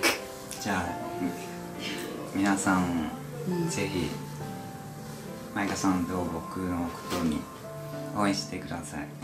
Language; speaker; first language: Japanese; non-native, learner; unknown